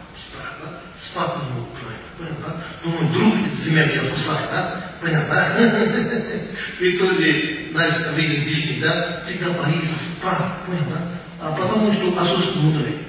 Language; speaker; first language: Russian; non-native, learner; Tibetan